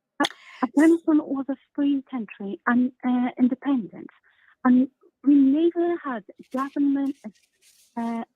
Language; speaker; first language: English; non-native, learner; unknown